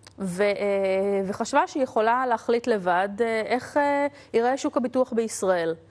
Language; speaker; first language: Hebrew; native; Hebrew